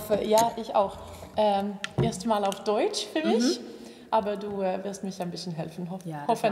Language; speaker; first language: German; non-native, fluent; Swedish